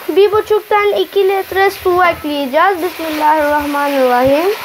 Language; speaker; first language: Turkish; non-native, fluent; Urdu